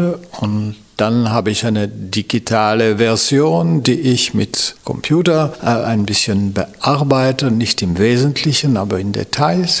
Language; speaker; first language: German; non-native, fluent; French